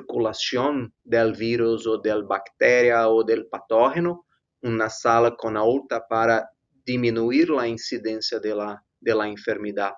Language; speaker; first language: Spanish; non-native, fluent; Portuguese